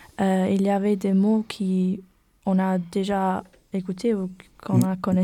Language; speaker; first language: French; non-native, learner; German